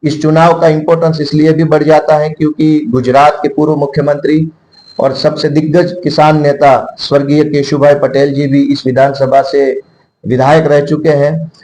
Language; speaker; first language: Hindi; non-native, local second language; Gujarati